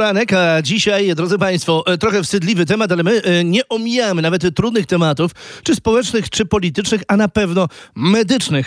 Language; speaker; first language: Polish; native; Polish